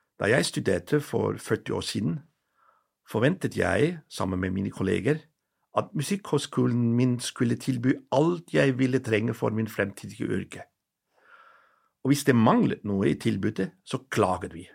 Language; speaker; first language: Norwegian; non-native, fluent; German